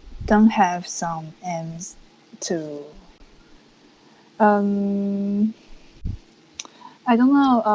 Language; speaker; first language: English; non-native, learner; Chinese